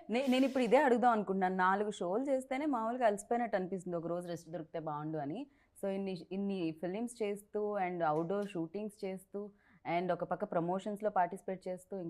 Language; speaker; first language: Telugu; native; Telugu